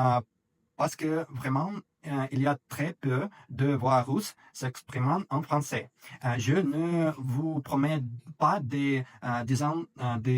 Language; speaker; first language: French; non-native, learner; Russian